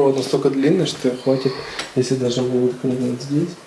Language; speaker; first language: Russian; native; Russian